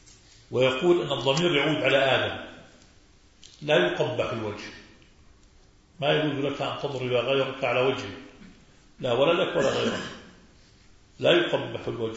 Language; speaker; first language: Arabic; native; Arabic